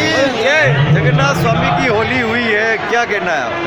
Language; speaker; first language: Hindi; native; Hindi